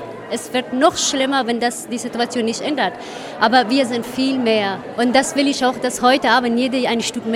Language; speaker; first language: German; non-native, fluent; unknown